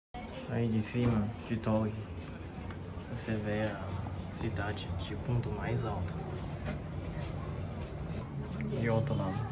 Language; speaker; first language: Portuguese; non-native, fluent; Chinese